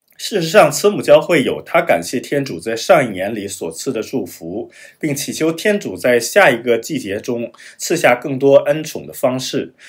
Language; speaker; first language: Chinese; non-native, fluent; German